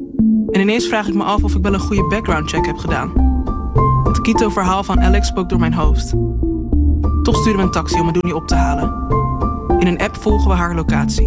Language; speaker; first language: Dutch; native; Dutch